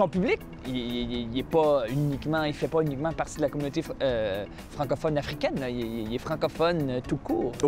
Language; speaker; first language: French; native; French